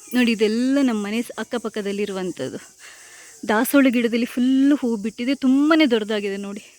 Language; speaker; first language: Kannada; native; Kannada